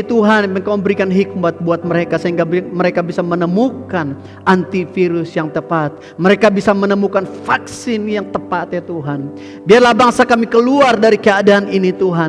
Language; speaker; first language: Indonesian; native; Indonesian